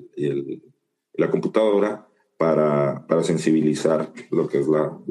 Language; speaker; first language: Spanish; native; Spanish